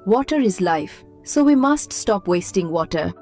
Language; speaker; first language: English; non-native, local second language; Bangla